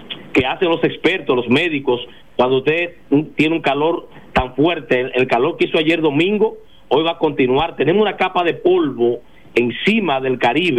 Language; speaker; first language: Spanish; native; Spanish